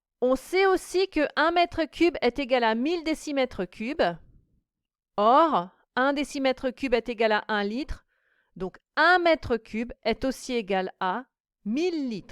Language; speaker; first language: French; native; French